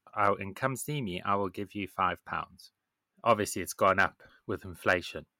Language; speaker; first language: English; native; English